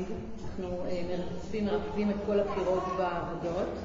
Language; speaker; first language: Hebrew; native; Hebrew